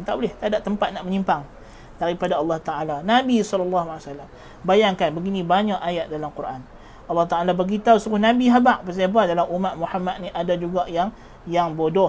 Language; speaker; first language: Malay; native; Malay